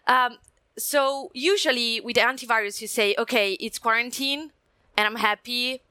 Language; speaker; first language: English; non-native, fluent; Italian